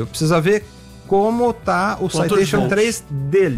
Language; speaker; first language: Portuguese; native; Portuguese